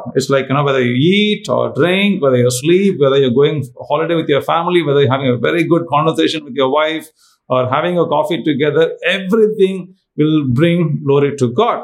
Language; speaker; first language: English; non-native, local second language; Tamil